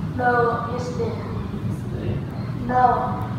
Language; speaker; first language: English; non-native, learner; Vietnamese